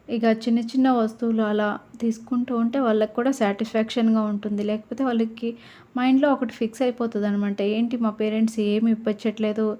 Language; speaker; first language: Telugu; native; Telugu